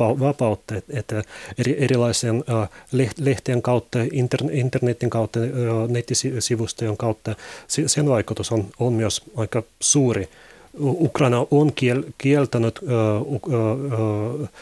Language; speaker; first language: Finnish; non-native, learner; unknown